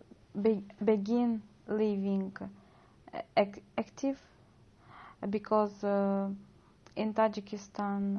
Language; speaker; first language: English; non-native, learner; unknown